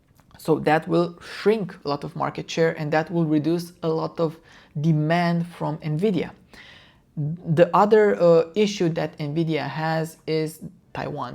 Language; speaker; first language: English; non-native, fluent; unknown